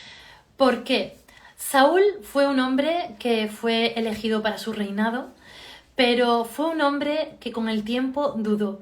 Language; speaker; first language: Spanish; native; Spanish